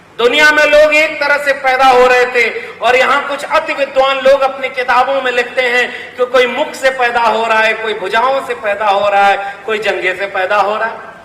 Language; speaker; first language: Hindi; native; Hindi